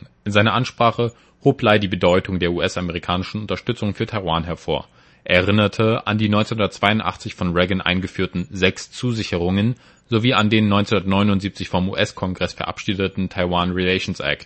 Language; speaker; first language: German; native; German